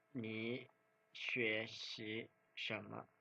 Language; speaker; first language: Chinese; non-native, fluent; Hmong